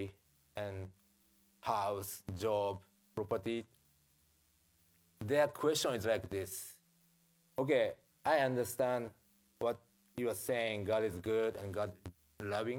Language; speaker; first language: English; non-native, fluent; Japanese